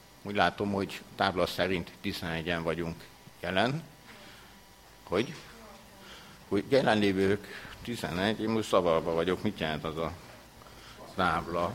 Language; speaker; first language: Hungarian; native; Hungarian